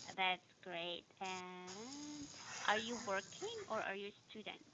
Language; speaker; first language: English; non-native, fluent; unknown